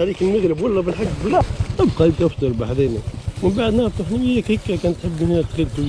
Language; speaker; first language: Arabic; native; Arabic